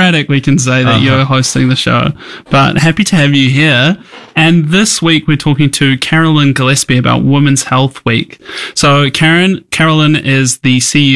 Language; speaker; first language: English; native; English